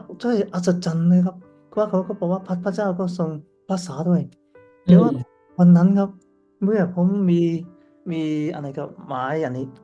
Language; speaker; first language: Thai; non-native, learner; Cantonese